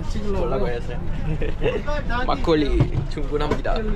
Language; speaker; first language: Korean; non-native, fluent; Dutch